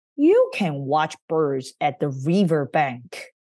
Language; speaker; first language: English; non-native, fluent; Chinese